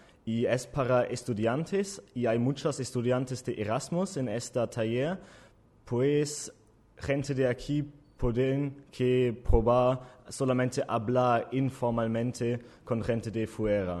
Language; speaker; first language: Spanish; non-native, learner; German